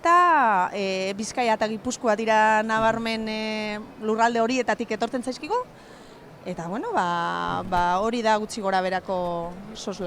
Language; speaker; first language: Basque; native; Basque